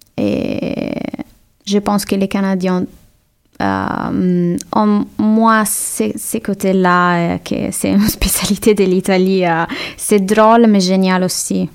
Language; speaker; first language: French; non-native, learner; Italian